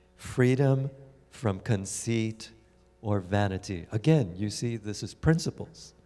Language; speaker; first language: English; native; English